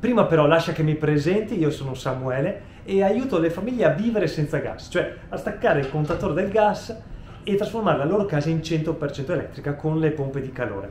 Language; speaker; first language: Italian; native; Italian